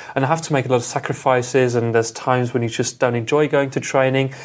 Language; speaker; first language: English; non-native, fluent; German